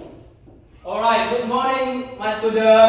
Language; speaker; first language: English; non-native, learner; Indonesian